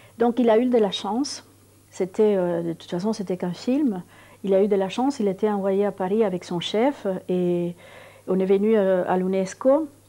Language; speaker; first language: French; non-native, fluent; Spanish